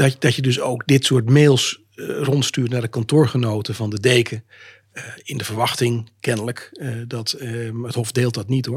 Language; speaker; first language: Dutch; native; Dutch